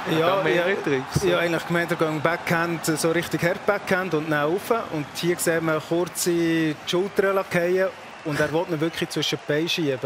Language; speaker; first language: German; native; German